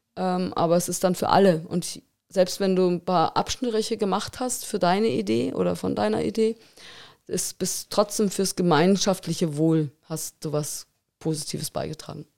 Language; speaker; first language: German; native; German